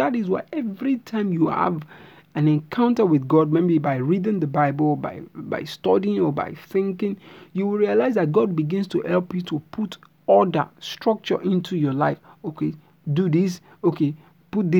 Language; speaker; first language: English; non-native, local second language; Yoruba